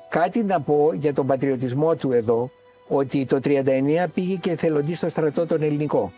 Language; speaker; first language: Greek; native; Greek